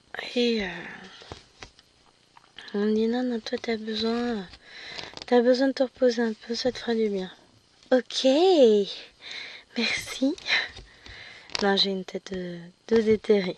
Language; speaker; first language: French; native; French